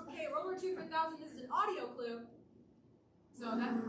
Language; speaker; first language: English; native; English